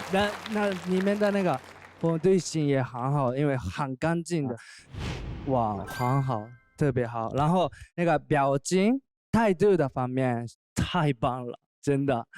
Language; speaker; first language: Chinese; non-native, learner; Japanese